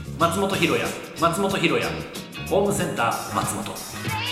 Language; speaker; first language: Japanese; native; Japanese